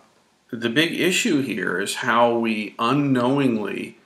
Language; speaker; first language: English; native; English